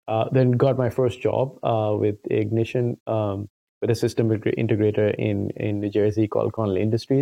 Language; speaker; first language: English; non-native, local second language; Urdu